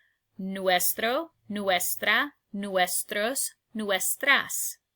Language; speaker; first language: Spanish; non-native, fluent; English